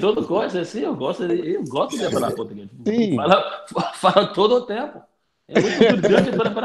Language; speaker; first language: Portuguese; non-native, learner; English